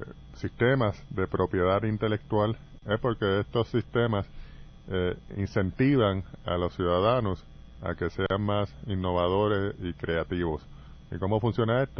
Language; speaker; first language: Spanish; native; Spanish